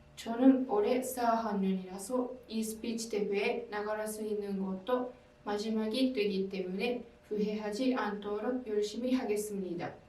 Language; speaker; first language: Korean; non-native, learner; Japanese